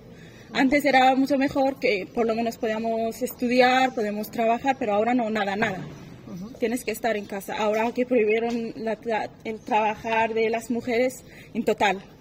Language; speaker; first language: Spanish; non-native, learner; Persian